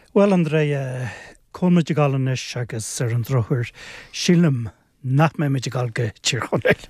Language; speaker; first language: Irish; native; Irish